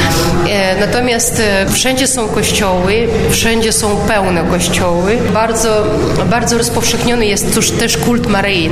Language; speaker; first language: Polish; non-native, local second language; Ukrainian